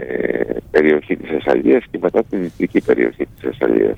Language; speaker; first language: Greek; native; Greek